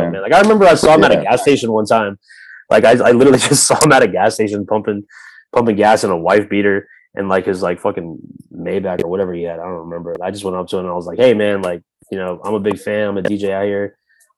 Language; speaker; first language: English; native; English